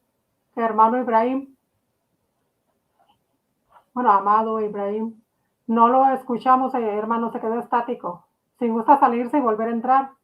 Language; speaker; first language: Spanish; native; Spanish